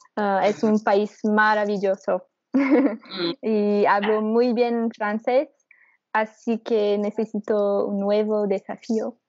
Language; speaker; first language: Spanish; non-native, learner; English